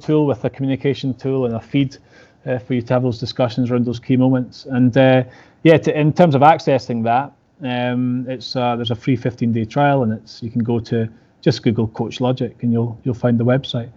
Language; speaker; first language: English; native; English